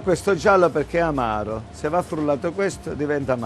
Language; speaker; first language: Italian; native; Italian